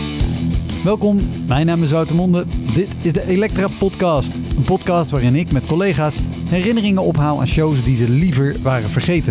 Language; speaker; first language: Dutch; native; Dutch